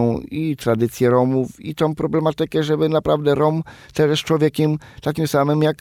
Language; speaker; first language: Polish; non-native, local second language; Romany